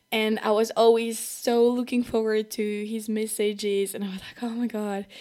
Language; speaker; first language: English; non-native, fluent; French